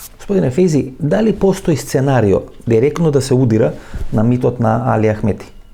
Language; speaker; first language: Macedonian; native; Macedonian